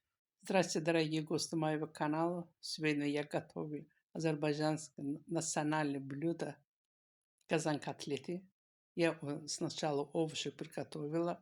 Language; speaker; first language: Russian; non-native, local second language; Azerbaijani